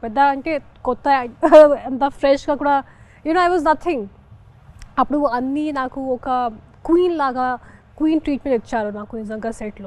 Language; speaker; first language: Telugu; non-native, fluent; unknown